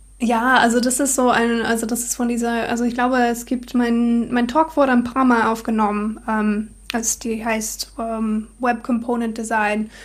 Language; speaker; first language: German; non-native, fluent; English